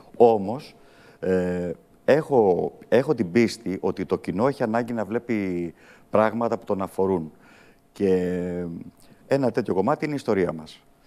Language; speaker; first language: Greek; early bilingual, heritage; Greek